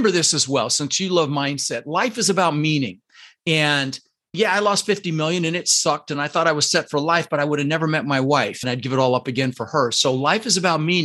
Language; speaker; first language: English; early bilingual, other home language; Dutch